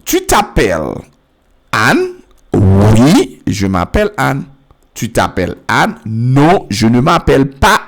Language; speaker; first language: French; non-native, fluent; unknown